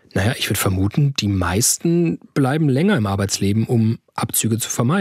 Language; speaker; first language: German; native; German